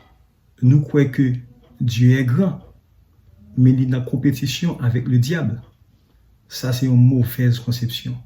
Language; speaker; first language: French; non-native, learner; Haitian Creole